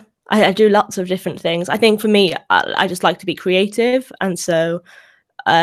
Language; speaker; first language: English; native; English